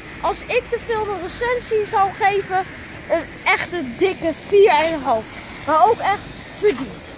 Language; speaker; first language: Dutch; native; Dutch